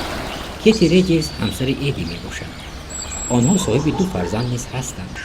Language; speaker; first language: Persian; native; Persian